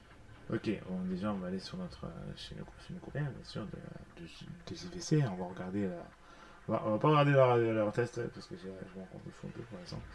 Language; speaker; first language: French; native; French